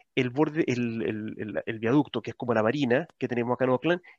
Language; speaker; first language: Spanish; native; Spanish